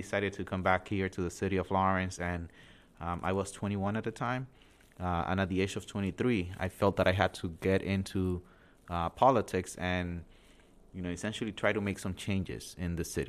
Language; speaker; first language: English; non-native, fluent; Spanish